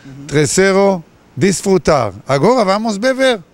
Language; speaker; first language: Portuguese; non-native, learner; Hebrew